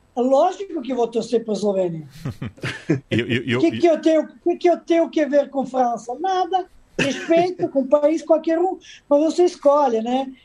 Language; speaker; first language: Portuguese; non-native, fluent; Serbian